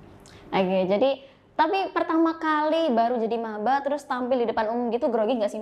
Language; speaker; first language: Indonesian; native; Indonesian